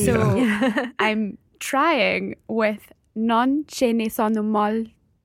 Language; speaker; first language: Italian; non-native, learner; English